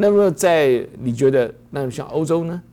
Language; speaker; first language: Chinese; native; Chinese